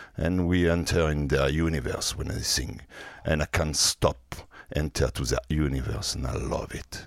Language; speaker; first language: English; non-native, fluent; French